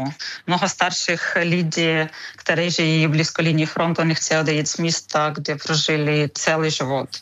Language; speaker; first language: Czech; non-native, fluent; Ukrainian